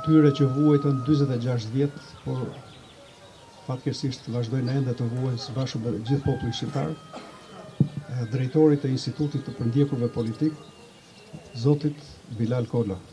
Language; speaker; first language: Albanian; native; Albanian